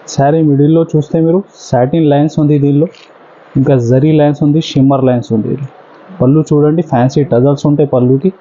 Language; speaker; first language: Telugu; non-native, local second language; Urdu